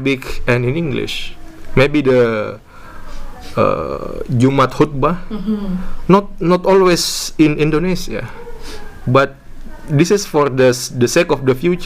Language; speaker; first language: English; non-native, learner; Indonesian